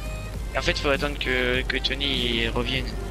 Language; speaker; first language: French; native; French